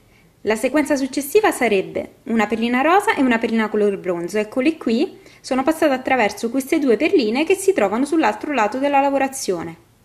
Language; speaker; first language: Italian; native; Italian